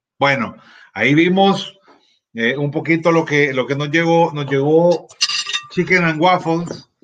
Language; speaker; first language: Spanish; native; Spanish